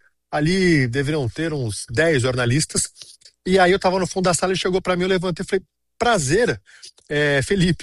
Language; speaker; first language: Portuguese; native; Portuguese